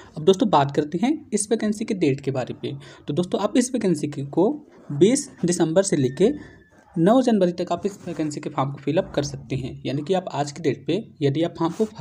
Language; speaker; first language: Hindi; native; Hindi